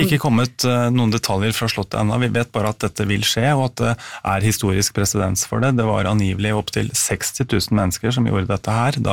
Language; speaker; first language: Norwegian; native; Norwegian